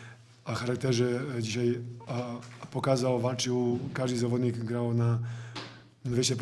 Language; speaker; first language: Polish; non-native, fluent; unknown